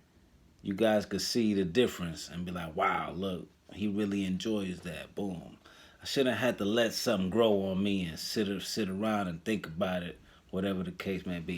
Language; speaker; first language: English; native; English